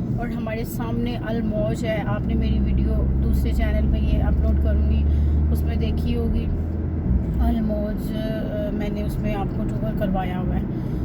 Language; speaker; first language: Hindi; native; Hindi